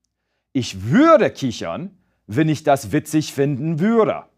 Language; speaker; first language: German; non-native, fluent; English